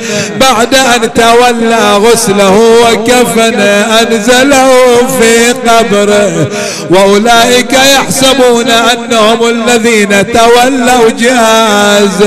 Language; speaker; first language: Arabic; native; Arabic